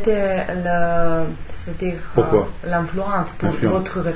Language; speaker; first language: French; non-native, learner; Serbian